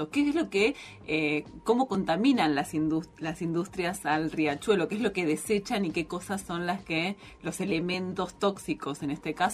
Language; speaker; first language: Spanish; native; Spanish